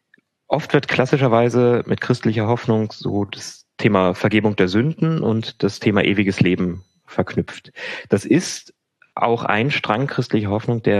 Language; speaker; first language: German; native; German